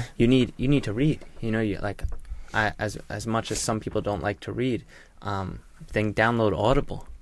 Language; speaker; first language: English; native; English